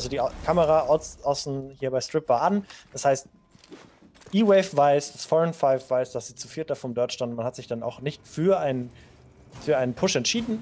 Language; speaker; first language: German; native; German